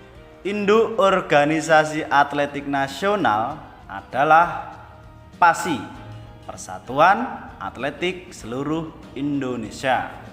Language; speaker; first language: Indonesian; native; Indonesian